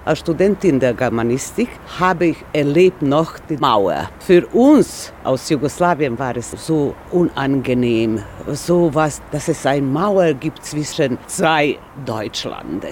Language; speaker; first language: German; non-native, fluent; Serbian